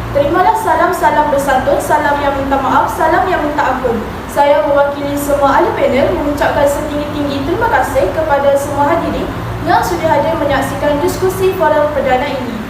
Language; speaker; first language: Malay; native; Malay